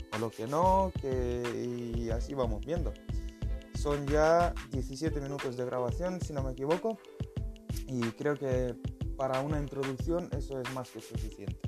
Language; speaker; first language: Spanish; non-native, fluent; Lithuanian